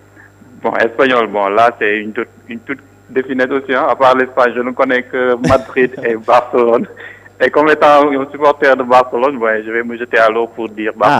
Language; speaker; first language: French; non-native, local second language; Wolof